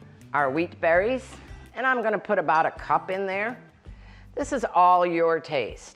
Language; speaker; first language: English; native; English